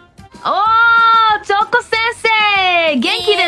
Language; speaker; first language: Japanese; non-native, learner; English